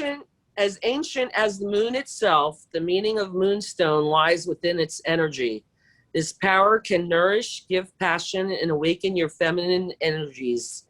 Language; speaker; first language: English; native; English